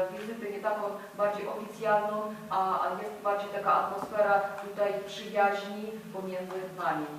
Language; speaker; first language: Polish; non-native, fluent; Ukrainian